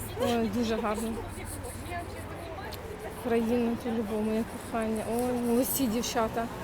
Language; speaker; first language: Ukrainian; native; Ukrainian